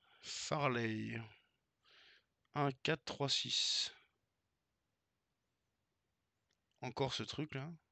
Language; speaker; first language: French; native; French